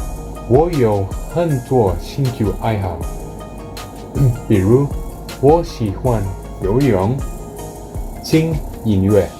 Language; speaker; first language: Chinese; non-native, learner; Indonesian